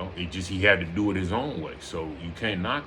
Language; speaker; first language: English; native; English